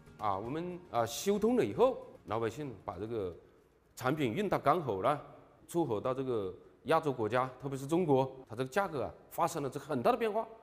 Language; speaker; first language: Chinese; native; Chinese